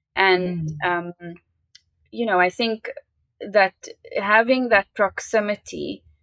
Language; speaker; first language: English; native; English